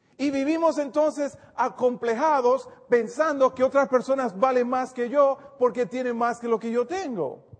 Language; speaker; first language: Spanish; native; Spanish